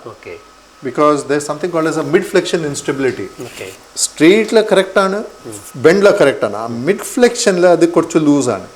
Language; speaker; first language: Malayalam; non-native, local second language; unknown